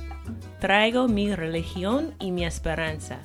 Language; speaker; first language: Spanish; non-native, fluent; English